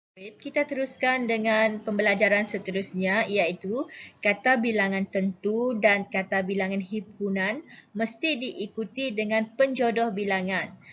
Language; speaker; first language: Malay; native; Malay